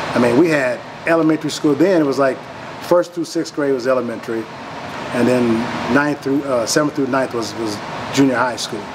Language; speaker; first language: English; native; English